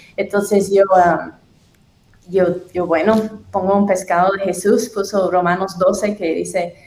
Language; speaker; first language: Spanish; non-native, fluent; English